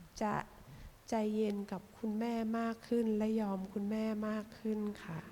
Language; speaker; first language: Thai; native; Thai